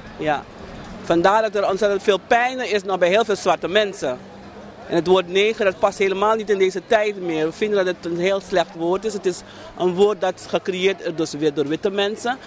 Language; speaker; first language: Dutch; native; Dutch